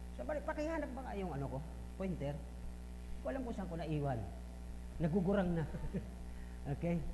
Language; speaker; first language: Filipino; non-native, local second language; Bikol